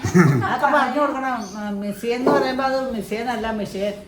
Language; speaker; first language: Malayalam; native; Malayalam